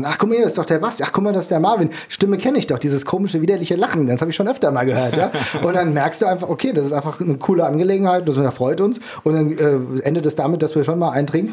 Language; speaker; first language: German; native; German